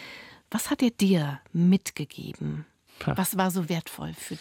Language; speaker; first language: German; native; German